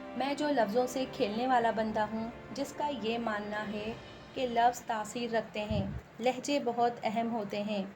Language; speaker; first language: Urdu; non-native, local second language; Punjabi